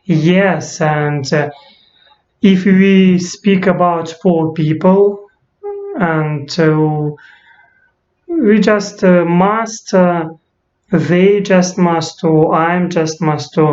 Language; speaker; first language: English; non-native, learner; Russian